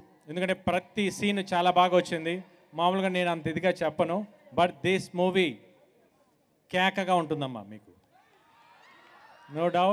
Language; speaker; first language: Telugu; native; Telugu